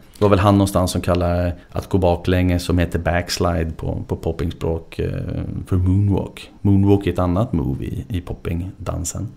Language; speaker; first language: Swedish; native; Swedish